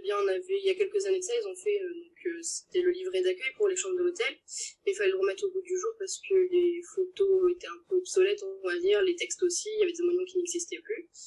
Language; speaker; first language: French; native; French